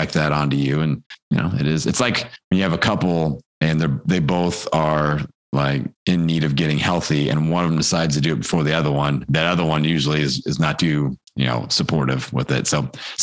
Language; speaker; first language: English; native; English